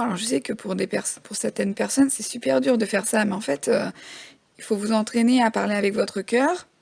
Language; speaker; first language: French; native; French